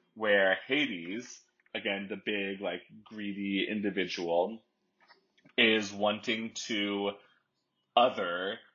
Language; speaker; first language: English; native; English